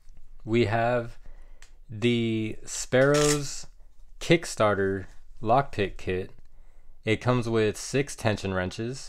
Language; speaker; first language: English; native; English